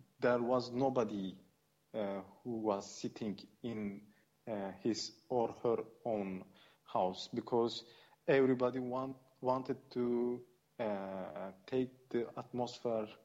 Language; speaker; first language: English; non-native, fluent; Kurdish